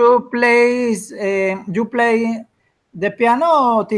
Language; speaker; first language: English; non-native, learner; Spanish